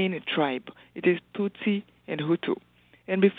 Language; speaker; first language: English; non-native, local second language; Kinyarwanda